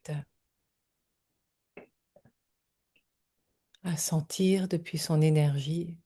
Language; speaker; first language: French; native; French